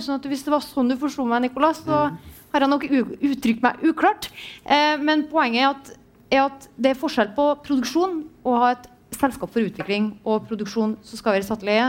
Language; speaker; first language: Norwegian; native; Norwegian